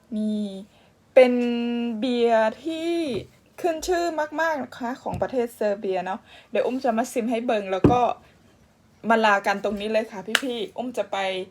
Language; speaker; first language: Thai; native; Thai